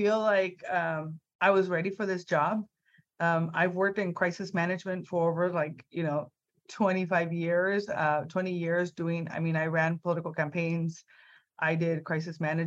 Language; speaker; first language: English; non-native, fluent; Spanish